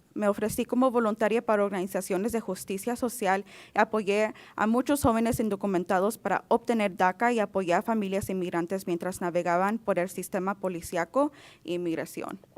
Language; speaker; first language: Spanish; early bilingual, other home language; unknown